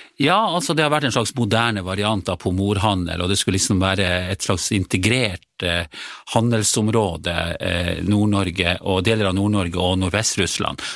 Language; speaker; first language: Norwegian; native; Norwegian